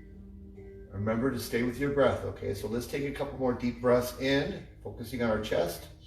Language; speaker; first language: English; native; English